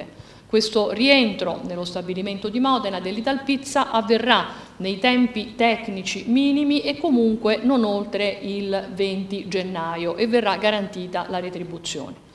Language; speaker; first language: Italian; native; Italian